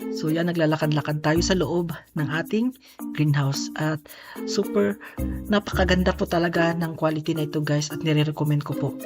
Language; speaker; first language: Filipino; non-native, local second language; Cebuano